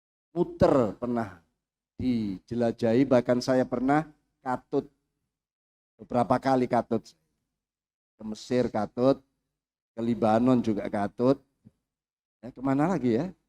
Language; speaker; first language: Indonesian; native; Indonesian